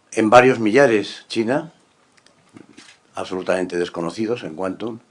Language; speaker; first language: Spanish; native; Spanish